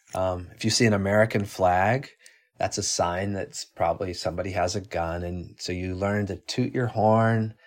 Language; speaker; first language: English; native; English